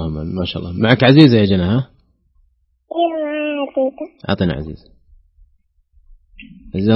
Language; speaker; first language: Arabic; native; Arabic